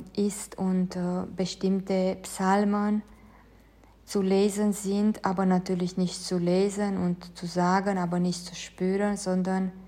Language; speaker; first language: German; non-native, fluent; Romanian